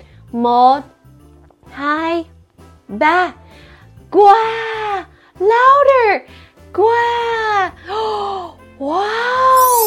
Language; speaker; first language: Vietnamese; early bilingual, heritage; Vietnamese